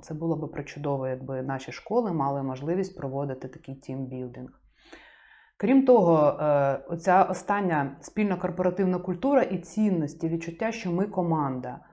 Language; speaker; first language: Ukrainian; native; Ukrainian